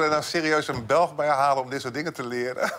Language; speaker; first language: Dutch; native; Dutch